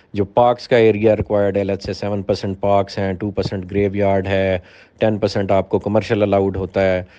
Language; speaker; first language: Urdu; native; Urdu